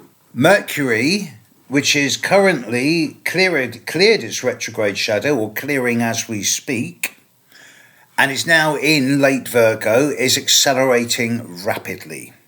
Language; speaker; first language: English; native; English